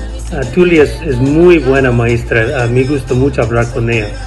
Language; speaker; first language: Spanish; non-native, learner; English